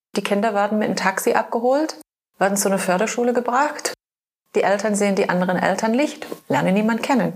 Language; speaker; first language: German; non-native, fluent; English